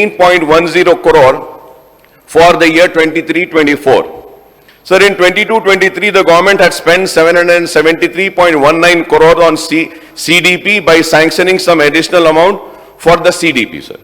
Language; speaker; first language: English; non-native, local second language; Urdu